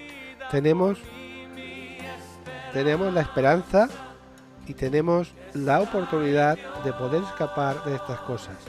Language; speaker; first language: Spanish; native; Spanish